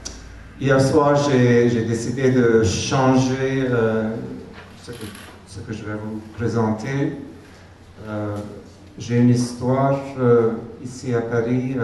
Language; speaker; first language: French; non-native, fluent; Hungarian